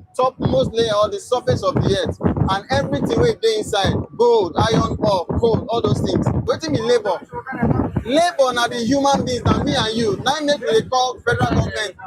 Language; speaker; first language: Nigerian Pidgin; native; Nigerian Pidgin